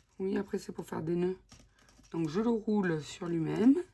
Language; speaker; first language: French; native; French